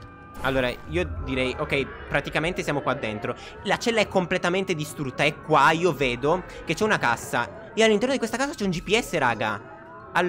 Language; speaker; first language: Italian; native; Italian